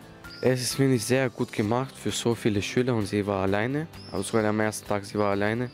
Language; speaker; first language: German; non-native, learner; Slovenian